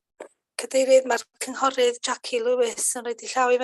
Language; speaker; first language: Welsh; native; Welsh